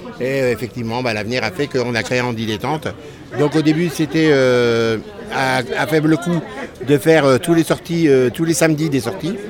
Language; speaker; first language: French; native; French